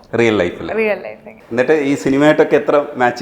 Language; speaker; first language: Malayalam; native; Malayalam